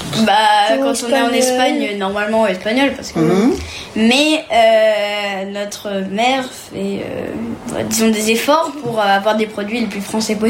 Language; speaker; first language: French; early bilingual, heritage; French